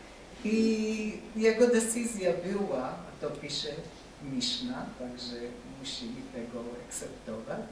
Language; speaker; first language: Polish; non-native, fluent; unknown